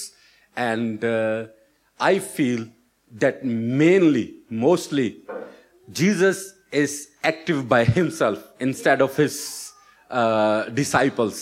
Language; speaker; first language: English; non-native, local second language; Urdu